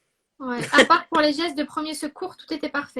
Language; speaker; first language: French; native; French